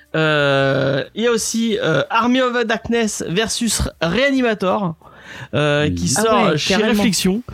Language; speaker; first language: French; early bilingual, other home language; English